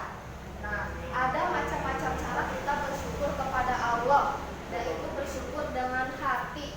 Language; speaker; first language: Indonesian; native; Indonesian